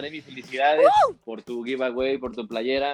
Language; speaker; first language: Spanish; native; Spanish